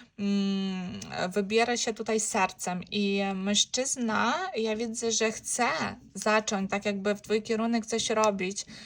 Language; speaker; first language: Polish; non-native, learner; Ukrainian